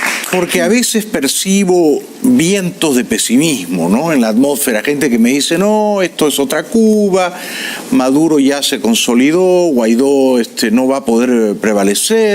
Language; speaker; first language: Spanish; native; Spanish